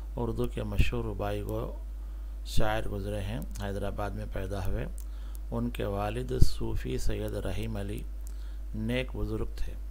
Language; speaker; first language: Urdu; native; Urdu